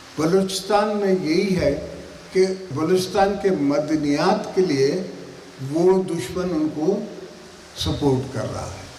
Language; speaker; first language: Urdu; non-native, local second language; Saraiki